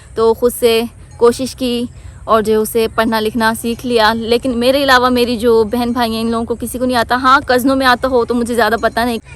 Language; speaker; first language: Urdu; native; Urdu